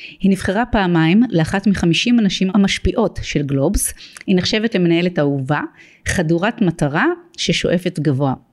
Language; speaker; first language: Hebrew; native; Hebrew